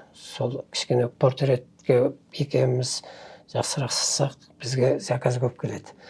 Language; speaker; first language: Kazakh; early bilingual, heritage; Kazakh